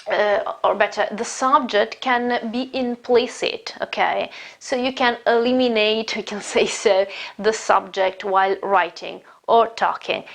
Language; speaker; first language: English; non-native, fluent; Italian